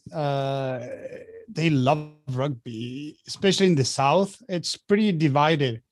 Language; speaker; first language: English; non-native, fluent; Spanish